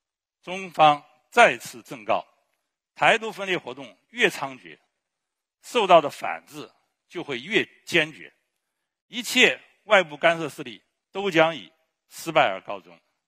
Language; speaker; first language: Chinese; native; Chinese